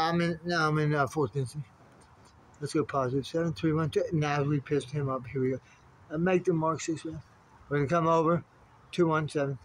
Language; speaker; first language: English; native; English